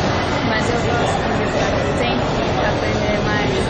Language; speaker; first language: Portuguese; non-native, learner; English